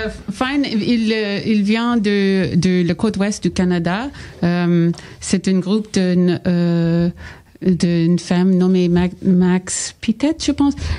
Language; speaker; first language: French; non-native, learner; English